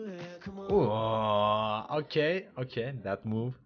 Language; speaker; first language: English; non-native, learner; Turkish